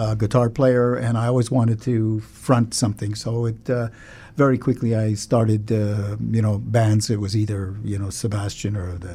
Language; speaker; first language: English; native; English